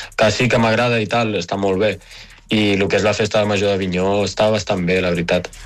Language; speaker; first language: Catalan; early bilingual, other home language; Arabic